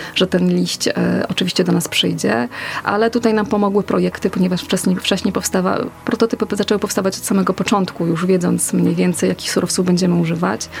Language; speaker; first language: Polish; native; Polish